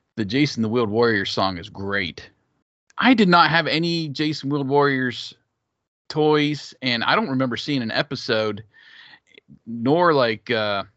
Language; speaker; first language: English; native; English